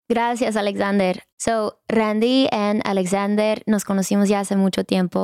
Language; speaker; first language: Spanish; early bilingual, heritage; Spanish